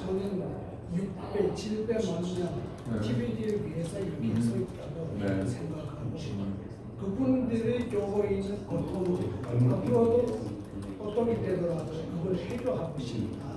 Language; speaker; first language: Korean; non-native, fluent; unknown